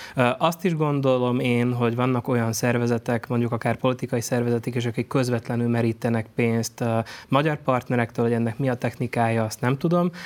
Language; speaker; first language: Hungarian; native; Hungarian